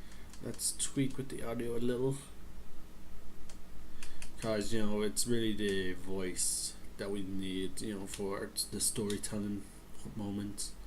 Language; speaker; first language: English; native; English